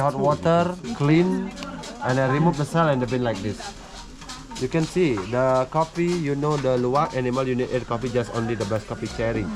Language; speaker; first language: English; non-native, learner; Indonesian